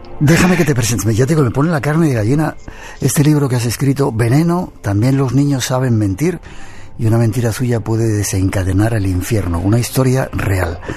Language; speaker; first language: Spanish; native; Spanish